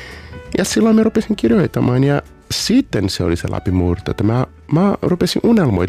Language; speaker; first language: Finnish; non-native, learner; Portuguese